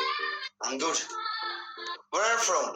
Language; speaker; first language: English; non-native, learner; Amharic